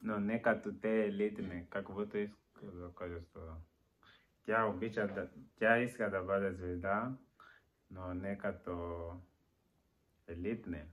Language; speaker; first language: Bulgarian; non-native, learner; Portuguese